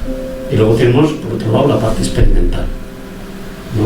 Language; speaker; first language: Spanish; native; Spanish